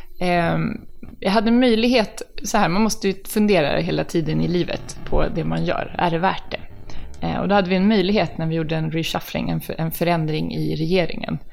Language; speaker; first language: Swedish; native; Swedish